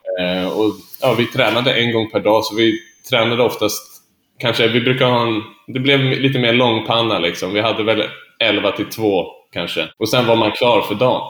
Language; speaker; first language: Swedish; native; Swedish